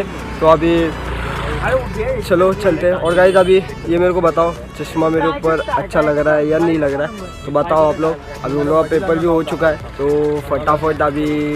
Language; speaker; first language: Hindi; non-native, local second language; Marathi